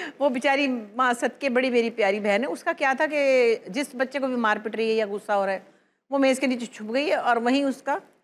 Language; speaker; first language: Urdu; native; Urdu